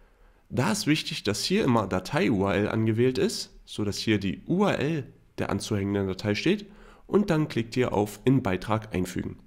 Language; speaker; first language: German; native; German